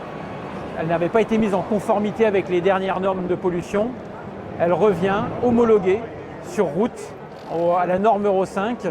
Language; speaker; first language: French; native; French